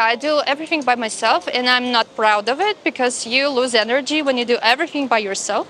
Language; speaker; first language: English; non-native, fluent; Russian